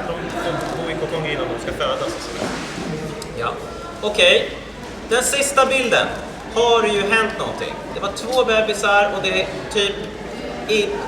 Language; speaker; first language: Swedish; native; Swedish